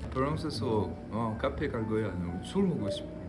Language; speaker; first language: Korean; non-native, learner; French